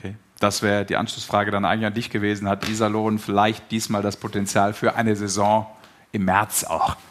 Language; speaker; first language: German; native; German